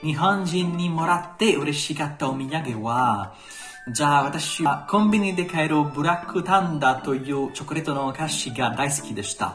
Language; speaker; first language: Japanese; non-native, fluent; Italian